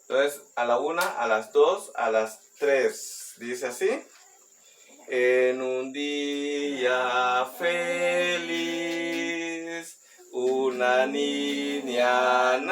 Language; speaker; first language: Spanish; native; Spanish